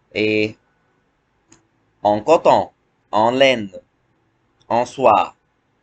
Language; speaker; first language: French; non-native, fluent; Arabic